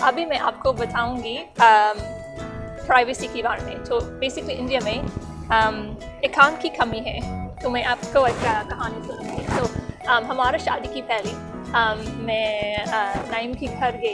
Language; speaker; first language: Hindi; non-native, learner; English